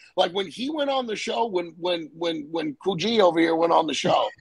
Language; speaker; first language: English; native; English